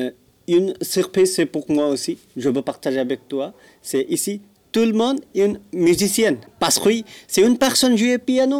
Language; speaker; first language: French; non-native, learner; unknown